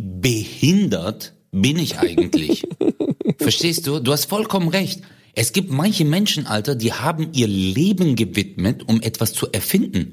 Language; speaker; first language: German; early bilingual, other home language; Turkish